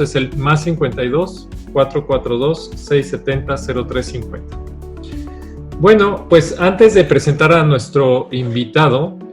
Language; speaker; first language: Spanish; native; Spanish